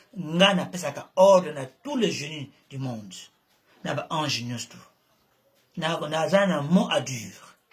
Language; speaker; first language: Lingala; non-native, local second language; Kongo